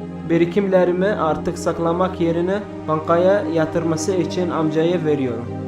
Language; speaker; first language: Turkish; non-native, learner; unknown